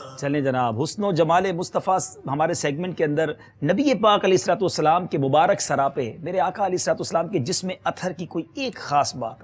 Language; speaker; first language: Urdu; native; Urdu